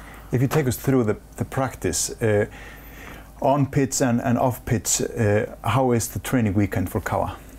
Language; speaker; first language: English; non-native, fluent; Icelandic